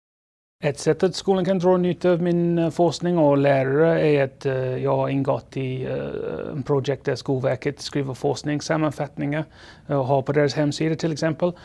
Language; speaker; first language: Swedish; non-native, fluent; English